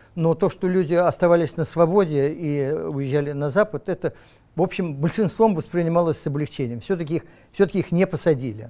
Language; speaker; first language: Russian; native; Russian